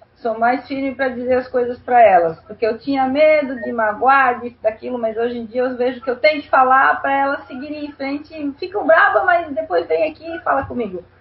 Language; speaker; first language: Portuguese; non-native, fluent; Spanish